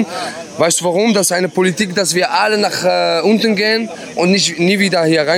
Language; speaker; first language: German; non-native, fluent; Arabic